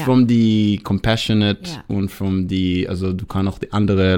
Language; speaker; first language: German; non-native, learner; Hebrew